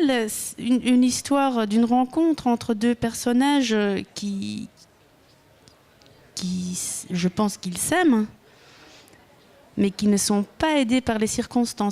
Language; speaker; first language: French; non-native, local second language; Dutch